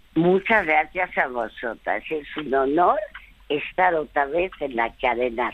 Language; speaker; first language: Spanish; early bilingual, other home language; French